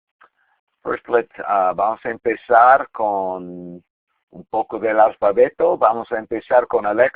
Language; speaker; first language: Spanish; non-native, fluent; English